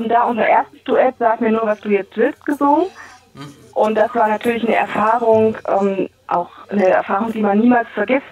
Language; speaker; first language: German; native; German